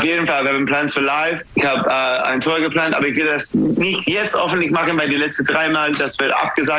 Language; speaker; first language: German; non-native, fluent; English